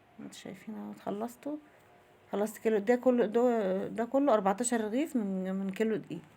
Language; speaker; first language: Egyptian Arabic; native; Egyptian Arabic